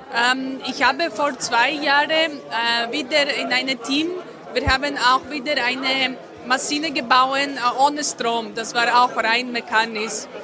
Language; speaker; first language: German; non-native, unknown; Greek